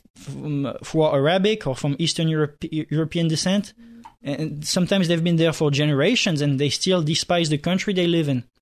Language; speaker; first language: English; non-native, fluent; French